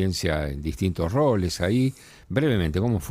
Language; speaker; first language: Spanish; native; Spanish